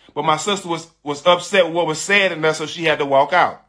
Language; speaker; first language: English; native; English